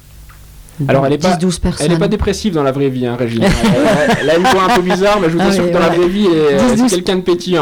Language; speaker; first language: French; native; French